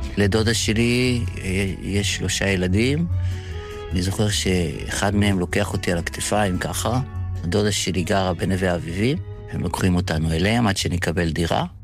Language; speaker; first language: Hebrew; early bilingual, other home language; Yiddish